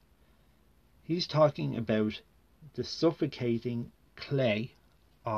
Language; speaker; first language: English; native; English